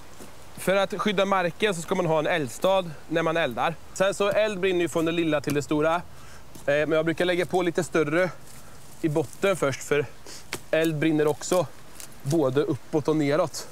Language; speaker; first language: Swedish; native; Swedish